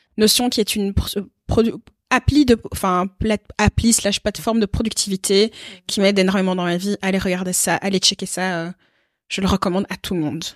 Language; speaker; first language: French; native; French